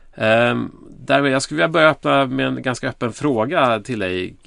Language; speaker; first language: Swedish; native; Swedish